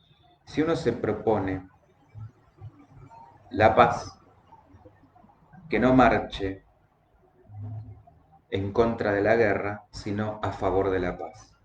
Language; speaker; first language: Spanish; native; Spanish